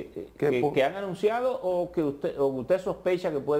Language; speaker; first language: Spanish; native; Spanish